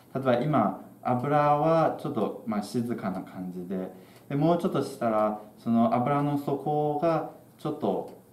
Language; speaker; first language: Japanese; non-native, fluent; Chinese